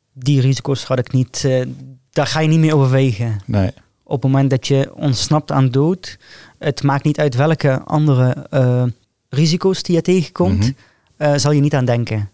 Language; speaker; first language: Dutch; non-native, fluent; Arabic